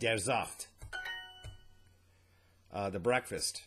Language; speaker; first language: German; non-native, learner; English